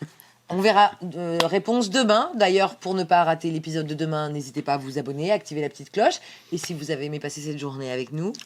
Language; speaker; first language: French; native; French